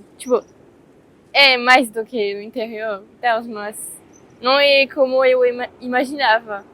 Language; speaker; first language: Portuguese; non-native, fluent; French